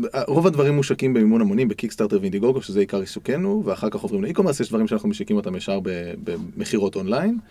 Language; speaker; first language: Hebrew; native; Hebrew